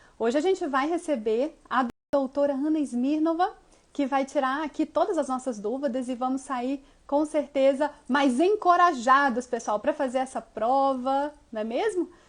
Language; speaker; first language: Portuguese; native; Portuguese